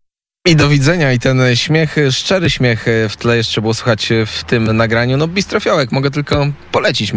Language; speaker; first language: Polish; native; Polish